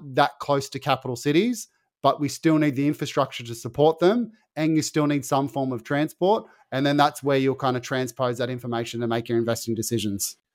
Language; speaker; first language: English; native; English